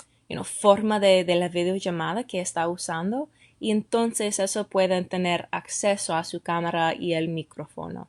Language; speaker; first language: Spanish; non-native, fluent; English